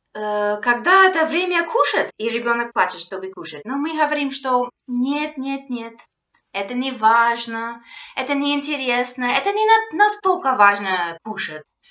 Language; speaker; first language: Russian; non-native, fluent; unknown